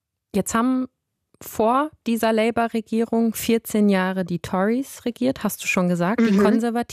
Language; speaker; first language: German; native; German